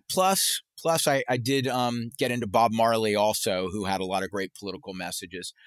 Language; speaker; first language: English; native; English